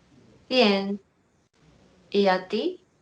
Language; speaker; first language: Spanish; non-native, learner; Korean